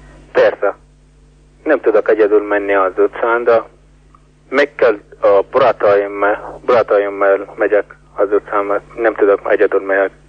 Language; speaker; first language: Hungarian; non-native, learner; Arabic